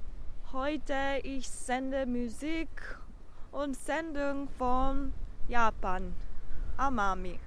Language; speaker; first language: German; non-native, learner; Japanese